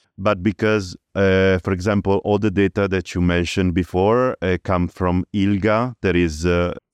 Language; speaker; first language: English; early bilingual, other home language; Italian